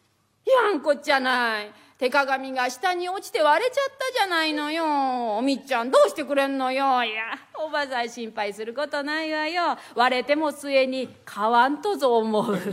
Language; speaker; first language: Japanese; native; Japanese